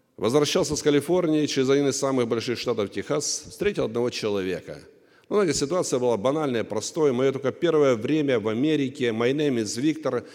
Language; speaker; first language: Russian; native; Russian